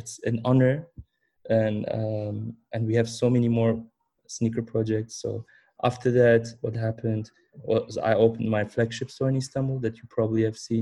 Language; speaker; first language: English; early bilingual, other home language; German